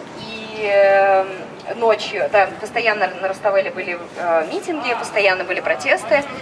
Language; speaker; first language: Russian; native; Russian